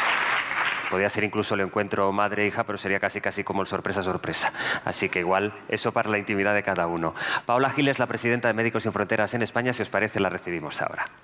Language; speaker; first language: Spanish; native; Spanish